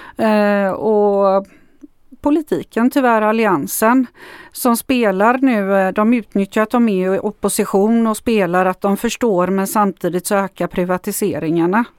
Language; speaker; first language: Swedish; non-native, fluent; Macedonian